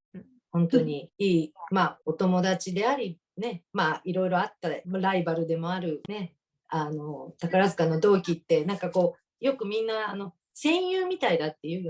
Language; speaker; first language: Japanese; native; Japanese